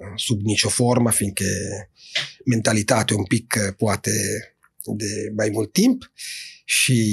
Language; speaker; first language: Romanian; non-native, fluent; Italian